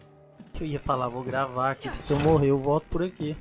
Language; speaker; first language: Portuguese; native; Portuguese